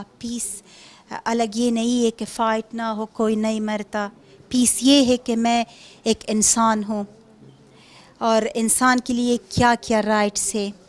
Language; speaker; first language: Hindi; non-native, fluent; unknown